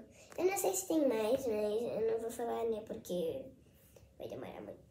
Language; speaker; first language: Portuguese; early bilingual, heritage; Portuguese